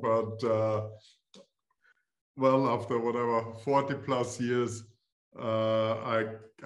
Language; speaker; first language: English; non-native, fluent; German